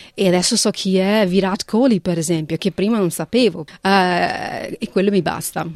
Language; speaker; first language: Italian; early bilingual, other home language; Punjabi